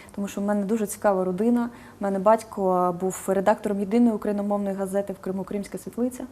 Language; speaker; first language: Ukrainian; native; Ukrainian